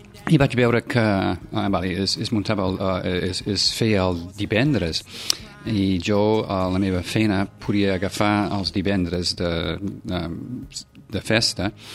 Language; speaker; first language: Catalan; non-native, fluent; English